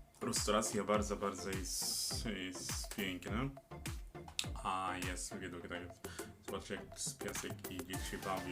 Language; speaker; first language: Polish; non-native, learner; Arabic